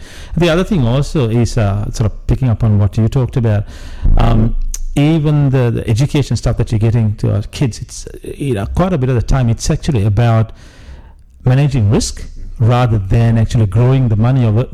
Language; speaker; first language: English; non-native, local second language; Sinhala